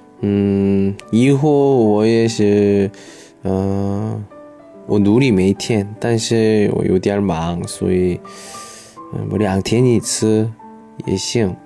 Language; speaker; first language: Chinese; non-native, learner; Korean